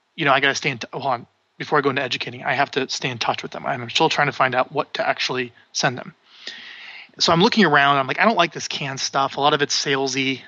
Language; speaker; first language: English; native; English